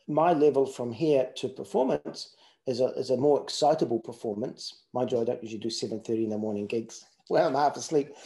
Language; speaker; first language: English; native; English